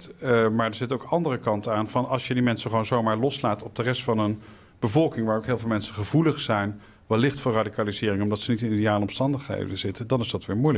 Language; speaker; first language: Dutch; native; Dutch